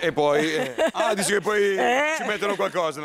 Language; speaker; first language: Italian; native; Italian